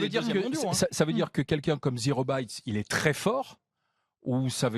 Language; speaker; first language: French; native; French